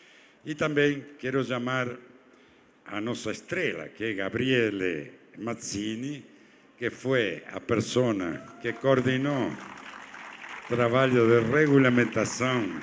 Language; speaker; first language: Portuguese; non-native, fluent; Spanish